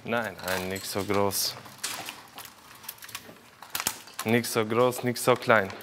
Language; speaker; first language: German; non-native, learner; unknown